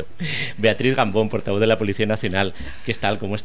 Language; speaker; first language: Spanish; native; Spanish